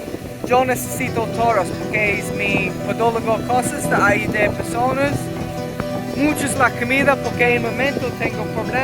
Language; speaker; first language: Spanish; non-native, learner; English